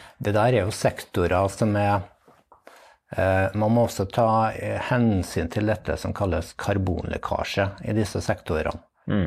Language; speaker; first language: Norwegian; native; Norwegian